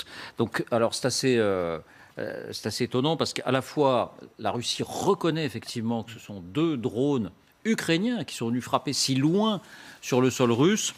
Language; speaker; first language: French; native; French